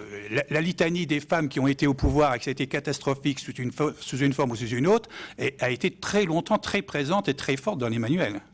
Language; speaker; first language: French; native; French